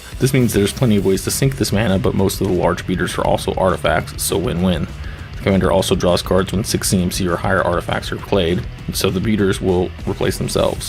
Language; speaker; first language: English; native; English